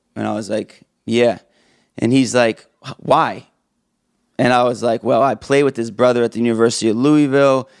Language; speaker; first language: English; native; English